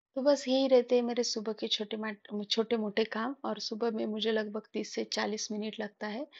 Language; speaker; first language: Hindi; non-native, local second language; Marathi